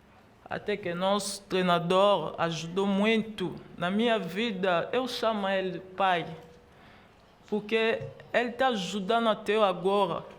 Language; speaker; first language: Portuguese; non-native, learner; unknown